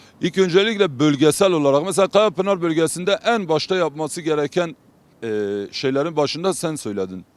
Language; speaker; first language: Turkish; non-native, local second language; Kurdish